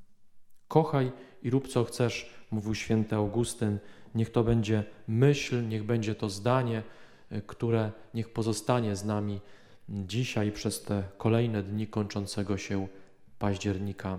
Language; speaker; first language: Polish; native; Polish